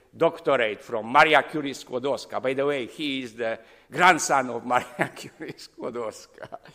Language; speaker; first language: English; non-native, fluent; Polish